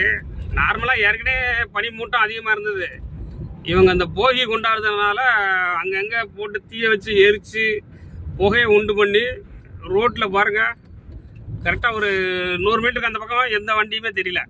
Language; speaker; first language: Tamil; native; Tamil